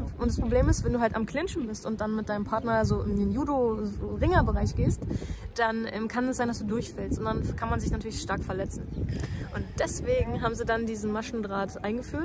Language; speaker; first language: German; native; German